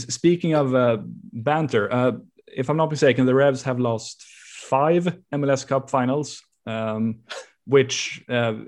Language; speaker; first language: English; non-native, fluent; Swedish